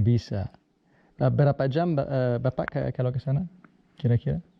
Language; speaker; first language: Indonesian; non-native, learner; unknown